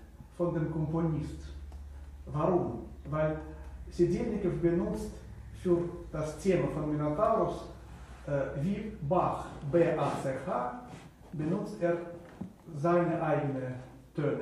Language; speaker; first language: German; non-native, fluent; Russian